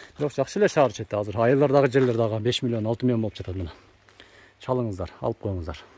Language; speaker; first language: Kyrgyz; native; Kyrgyz